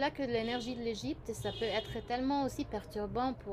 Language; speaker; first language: French; non-native, fluent; Arabic